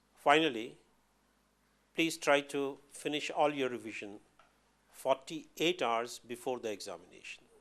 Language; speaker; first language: English; non-native, local second language; Hindi